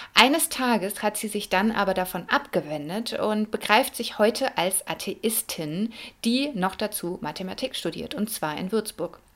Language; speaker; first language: German; native; German